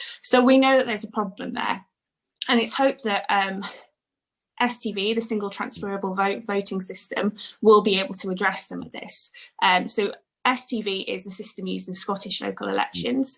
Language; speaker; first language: English; native; English